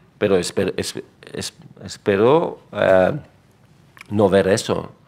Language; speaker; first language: Spanish; non-native, fluent; French